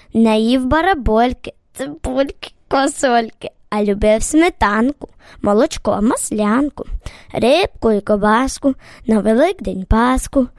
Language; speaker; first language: Ukrainian; native; Ukrainian